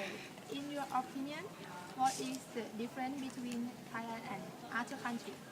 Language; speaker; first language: English; non-native, learner; Thai